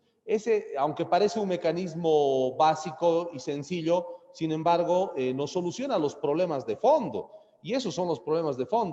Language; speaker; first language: Spanish; native; Spanish